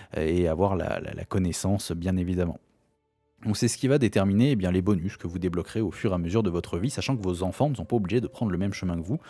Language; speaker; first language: French; native; French